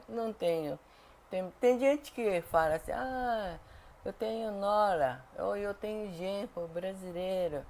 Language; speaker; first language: Portuguese; non-native, fluent; Japanese